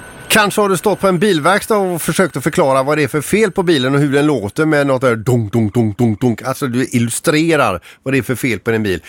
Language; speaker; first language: Swedish; native; Swedish